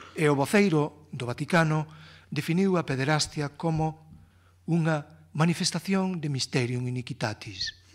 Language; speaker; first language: Galician; native; Galician